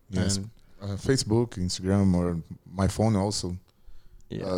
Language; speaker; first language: English; non-native, learner; Portuguese